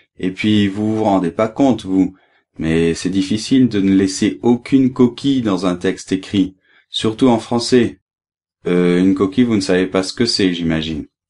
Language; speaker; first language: French; native; French